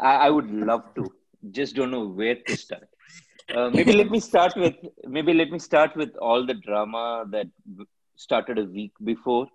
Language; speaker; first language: English; non-native, local second language; Tamil